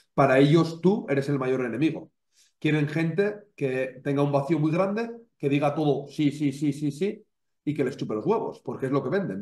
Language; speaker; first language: Spanish; native; Spanish